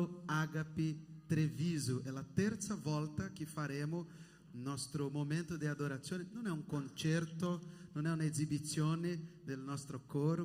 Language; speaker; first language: Italian; non-native, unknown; Portuguese